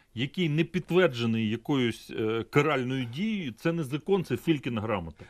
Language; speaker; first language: Ukrainian; native; Ukrainian